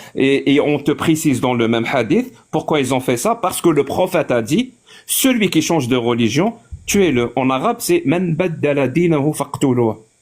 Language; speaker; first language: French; non-native, local second language; Arabic